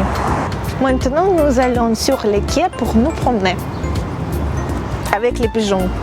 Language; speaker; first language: French; non-native, fluent; Russian